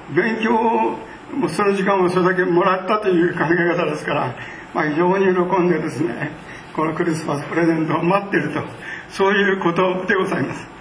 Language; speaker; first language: Japanese; native; Japanese